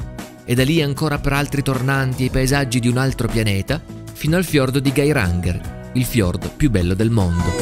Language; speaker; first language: Italian; native; Italian